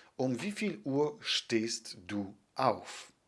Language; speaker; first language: German; non-native, fluent; Polish